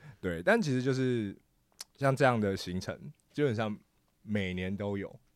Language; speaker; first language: Chinese; native; Chinese